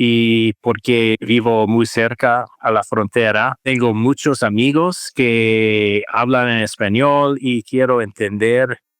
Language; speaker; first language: Spanish; non-native, learner; English